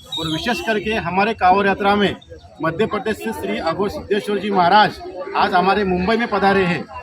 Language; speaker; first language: Hindi; non-native, local second language; Marathi